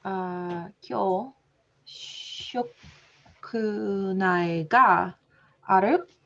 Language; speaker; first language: Japanese; non-native, learner; English